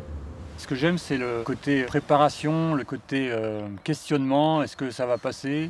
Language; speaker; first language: French; native; French